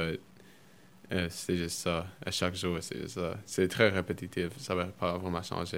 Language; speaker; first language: French; early bilingual, other home language; Spanish